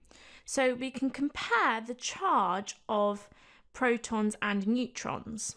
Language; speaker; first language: English; native; English